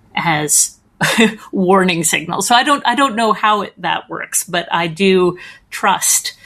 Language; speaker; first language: English; native; English